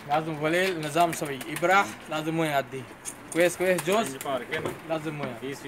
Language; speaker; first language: Arabic; non-native, learner; Punjabi